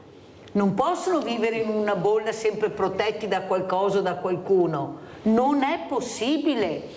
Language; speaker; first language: Italian; native; Italian